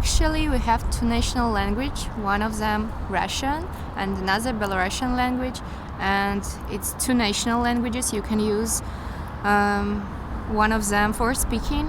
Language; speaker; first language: English; non-native, learner; Russian